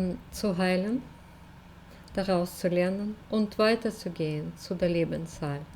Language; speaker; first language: German; non-native, fluent; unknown